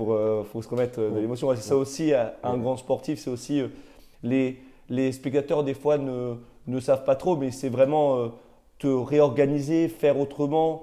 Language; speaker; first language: French; native; French